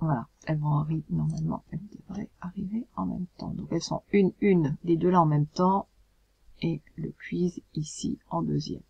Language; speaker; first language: French; native; French